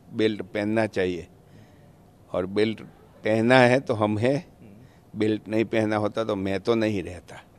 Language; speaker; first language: Hindi; non-native, local second language; Gujarati